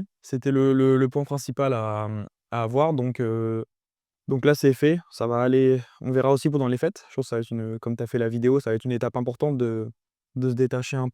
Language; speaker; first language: French; native; French